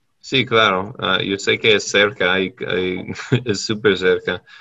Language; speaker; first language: Spanish; non-native, learner; English